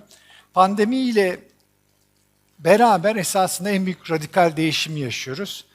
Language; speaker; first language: Turkish; native; Turkish